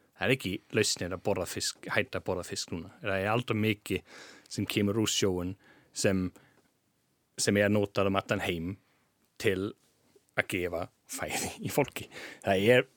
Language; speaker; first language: Icelandic; non-native, fluent; German